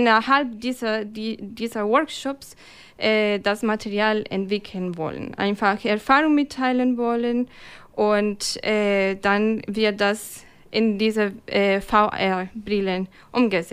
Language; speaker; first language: German; non-native, fluent; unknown